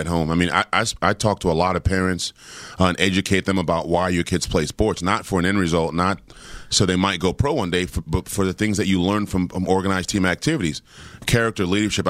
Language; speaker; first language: English; native; English